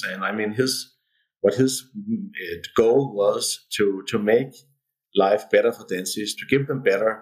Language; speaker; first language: English; non-native, fluent; Danish